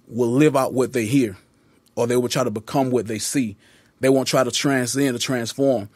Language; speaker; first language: English; native; English